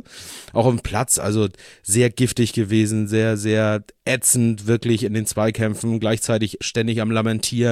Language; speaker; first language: German; native; German